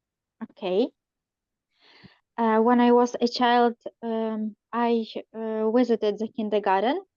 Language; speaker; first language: English; non-native, learner; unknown